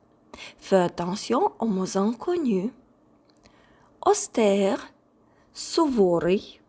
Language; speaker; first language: French; non-native, fluent; Ukrainian